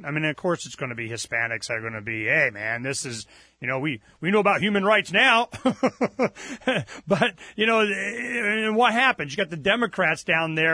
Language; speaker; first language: English; native; English